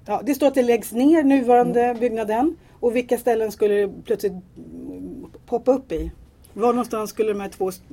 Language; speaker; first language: Swedish; native; Swedish